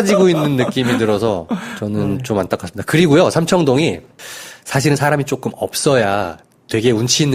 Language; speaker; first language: Korean; native; Korean